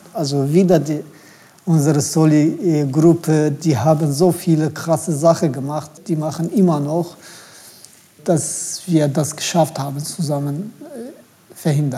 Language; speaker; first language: German; non-native, fluent; Turkish